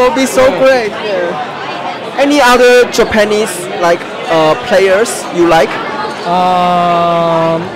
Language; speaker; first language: English; non-native, fluent; Chinese